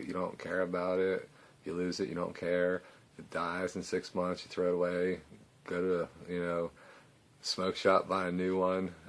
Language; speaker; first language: English; native; English